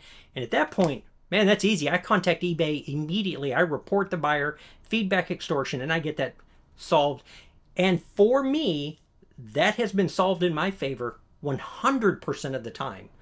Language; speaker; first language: English; native; English